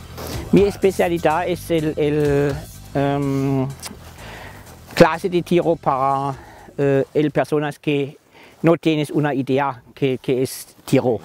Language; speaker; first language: Spanish; non-native, learner; German